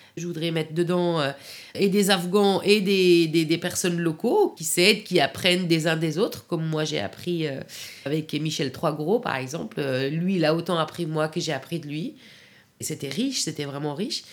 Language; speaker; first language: French; non-native, fluent; Persian